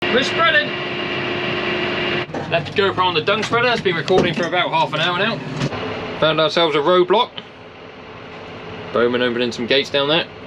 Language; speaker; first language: English; native; English